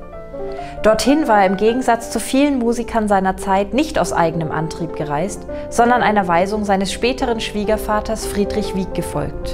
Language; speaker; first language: German; native; German